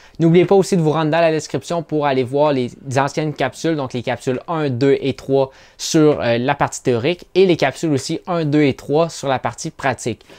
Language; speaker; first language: French; native; French